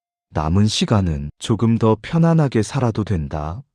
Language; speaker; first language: Korean; native; Korean